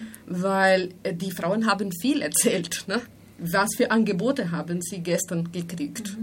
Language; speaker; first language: German; non-native, fluent; Spanish